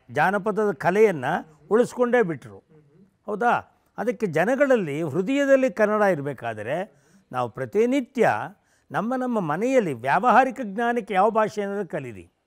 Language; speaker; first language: Kannada; non-native, local second language; Tamil